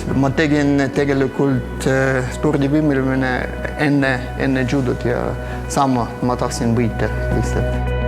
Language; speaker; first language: Estonian; non-native, local second language; Russian